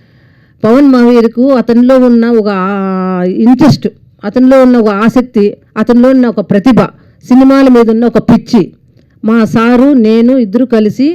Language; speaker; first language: Telugu; native; Telugu